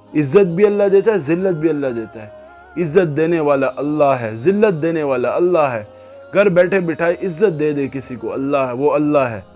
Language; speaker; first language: Urdu; non-native, local second language; Pashto